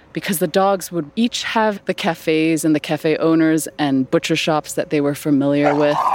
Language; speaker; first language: English; non-native, local second language; Cantonese